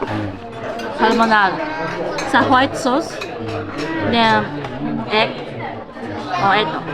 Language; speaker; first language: Filipino; non-native, learner; Japanese